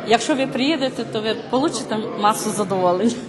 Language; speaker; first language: Ukrainian; native; Ukrainian